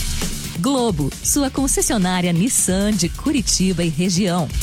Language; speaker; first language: Portuguese; native; Portuguese